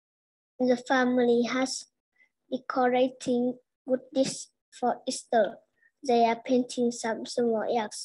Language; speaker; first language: English; non-native, learner; Vietnamese